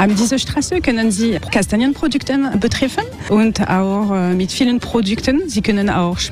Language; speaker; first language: German; non-native, learner; French